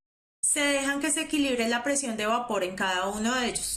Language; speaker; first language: Spanish; native; Spanish